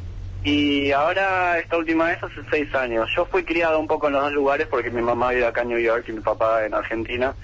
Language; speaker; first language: Spanish; native; Spanish